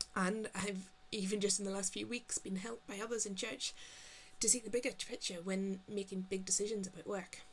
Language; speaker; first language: English; native; English